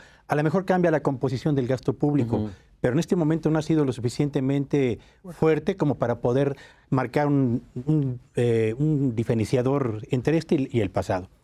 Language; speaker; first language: Spanish; native; Spanish